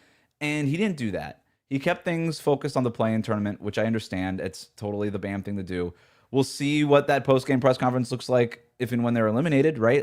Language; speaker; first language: English; native; English